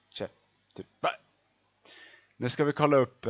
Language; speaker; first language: Swedish; native; Swedish